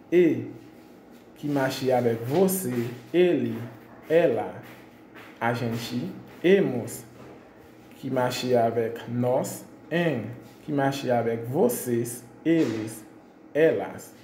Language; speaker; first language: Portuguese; non-native, fluent; Haitian Creole